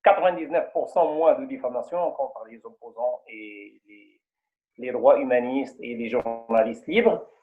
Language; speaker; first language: French; non-native, local second language; Arabic